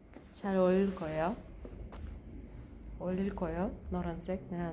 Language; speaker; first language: Korean; non-native, learner; Kazakh